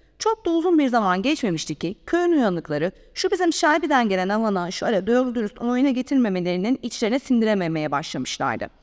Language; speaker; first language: Turkish; native; Turkish